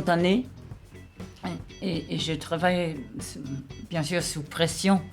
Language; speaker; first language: French; non-native, fluent; English